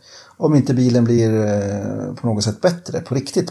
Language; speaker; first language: Swedish; native; Swedish